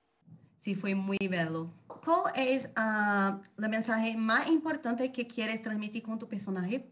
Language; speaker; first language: Spanish; non-native, fluent; Portuguese